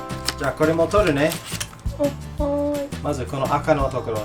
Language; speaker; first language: Japanese; non-native, learner; English